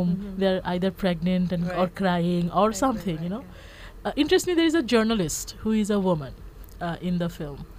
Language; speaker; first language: English; non-native, local second language; Bangla